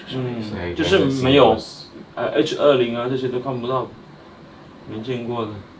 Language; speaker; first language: Chinese; native; Chinese